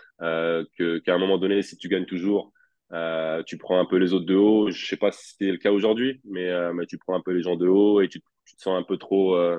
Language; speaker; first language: French; native; French